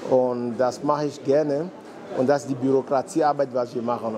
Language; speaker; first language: German; non-native, fluent; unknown